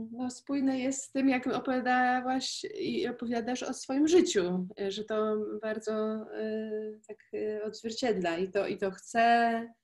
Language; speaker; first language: Polish; native; Polish